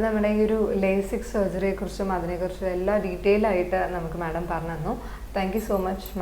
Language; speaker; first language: Malayalam; native; Malayalam